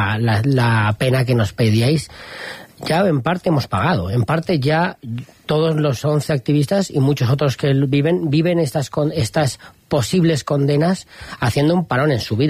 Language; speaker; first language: Spanish; native; Spanish